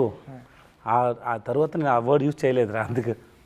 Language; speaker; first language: Telugu; non-native, learner; Tamil